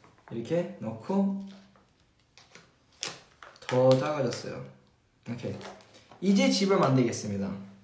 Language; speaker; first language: Korean; early bilingual, heritage; Korean